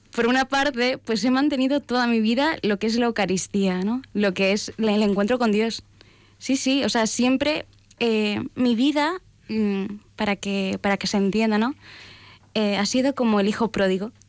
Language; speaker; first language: Spanish; native; Spanish